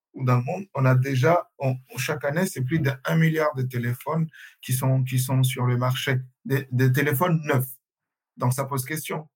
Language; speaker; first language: French; non-native, local second language; Swahili